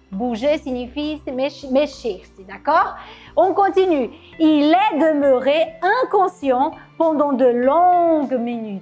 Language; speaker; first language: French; non-native, fluent; Portuguese